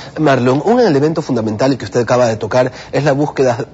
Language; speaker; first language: Spanish; native; Spanish